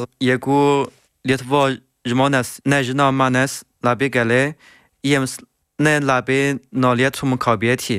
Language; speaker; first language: Lithuanian; non-native, learner; Chinese